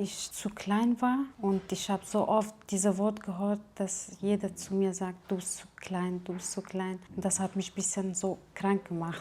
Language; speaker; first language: German; non-native, fluent; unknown